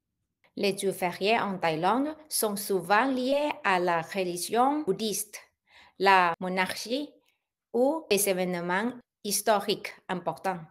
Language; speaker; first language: French; non-native, fluent; Thai